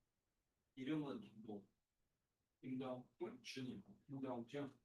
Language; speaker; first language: Korean; non-native, learner; English